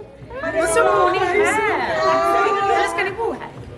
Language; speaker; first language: Swedish; non-native, learner; Cebuano